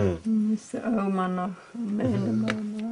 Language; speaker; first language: German; early bilingual, heritage; German